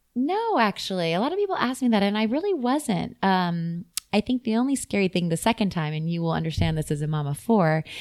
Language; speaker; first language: English; native; English